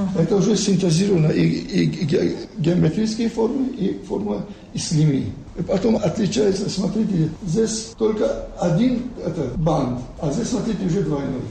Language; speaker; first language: Russian; non-native, local second language; Tajik